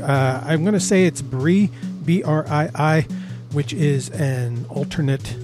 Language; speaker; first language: English; native; English